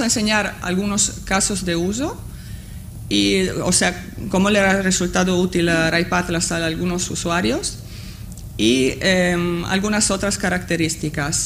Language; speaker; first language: Spanish; non-native, fluent; Italian